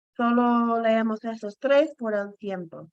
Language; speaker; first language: Spanish; non-native, fluent; English